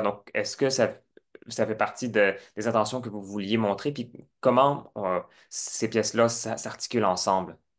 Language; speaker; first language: French; native; French